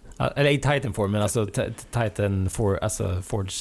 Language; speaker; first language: Swedish; native; Swedish